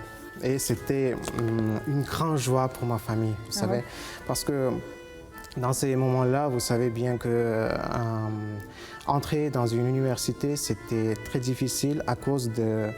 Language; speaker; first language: French; non-native, fluent; Uzbek